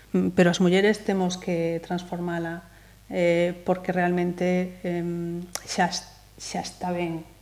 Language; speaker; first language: Galician; native; Galician